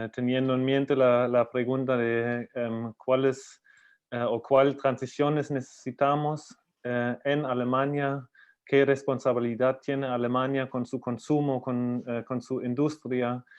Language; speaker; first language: Spanish; non-native, fluent; German